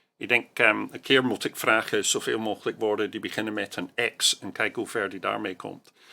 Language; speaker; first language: Dutch; non-native, fluent; English